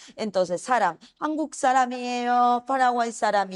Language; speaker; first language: Korean; non-native, fluent; Spanish